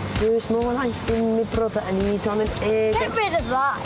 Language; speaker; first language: English; native; English